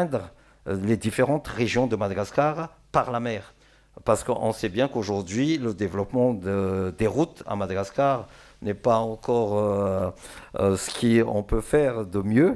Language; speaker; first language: French; non-native, local second language; Malagasy